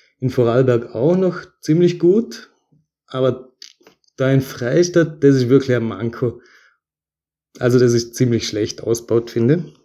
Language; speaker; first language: German; native; German